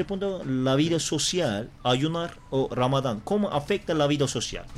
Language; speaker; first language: Spanish; non-native, learner; Turkish